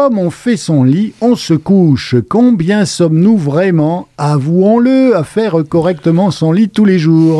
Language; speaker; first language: French; native; French